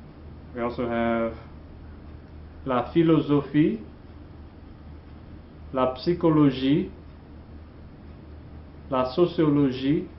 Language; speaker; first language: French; non-native, fluent; English